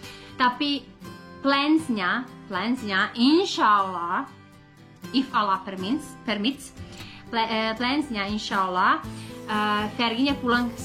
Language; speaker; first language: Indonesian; non-native, learner; English